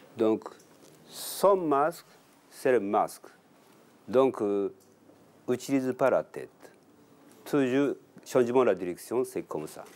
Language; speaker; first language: French; non-native, learner; Japanese